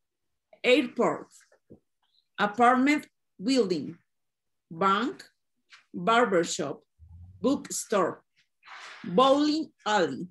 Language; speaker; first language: English; non-native, learner; Spanish